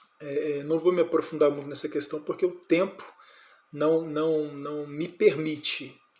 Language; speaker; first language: Portuguese; native; Portuguese